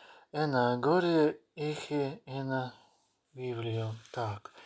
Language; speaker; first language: Greek; non-native, learner; Ukrainian